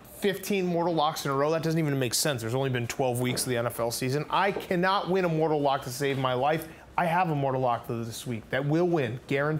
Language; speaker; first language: English; native; English